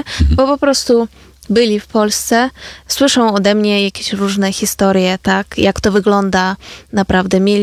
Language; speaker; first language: Polish; non-native, fluent; Ukrainian